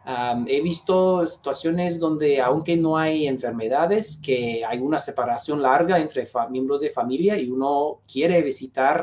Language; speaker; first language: Spanish; non-native, fluent; English